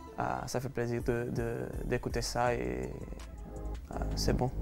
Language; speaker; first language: French; non-native, learner; Portuguese